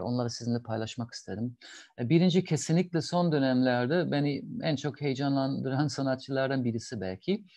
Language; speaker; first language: Turkish; non-native, fluent; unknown